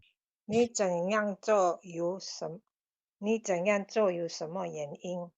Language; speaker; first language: Chinese; non-native, learner; Indonesian